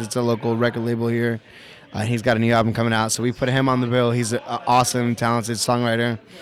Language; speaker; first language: English; early bilingual, other home language; Spanish